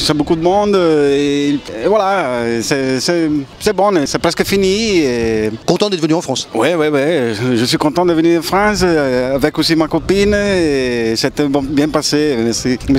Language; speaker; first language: French; non-native, learner; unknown